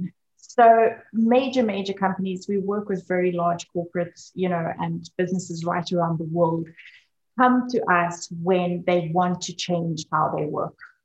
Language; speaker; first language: English; native; English